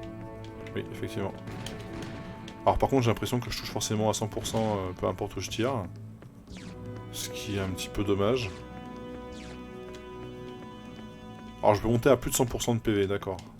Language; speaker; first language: French; native; French